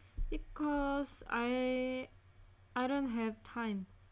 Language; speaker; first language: English; non-native, learner; Korean